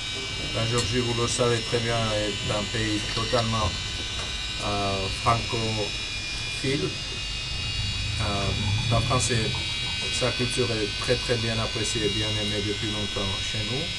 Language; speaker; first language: French; non-native, fluent; Georgian